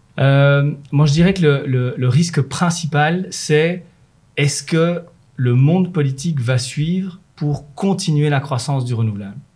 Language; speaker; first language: French; native; French